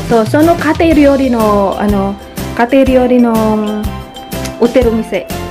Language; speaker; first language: Japanese; non-native, fluent; Filipino